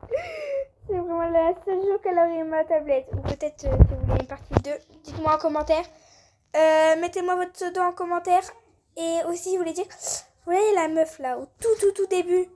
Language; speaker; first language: French; native; French